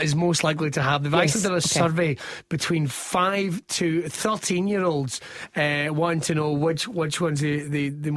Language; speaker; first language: English; native; English